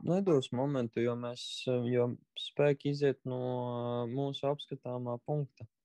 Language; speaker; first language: Latvian; native; Latvian